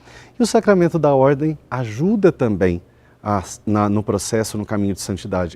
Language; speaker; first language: Portuguese; native; Portuguese